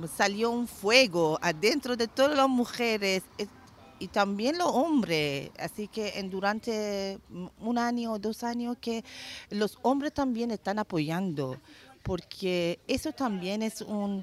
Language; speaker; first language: Spanish; non-native, learner; Persian